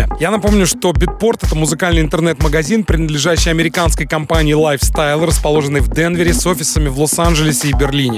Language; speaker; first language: Russian; native; Russian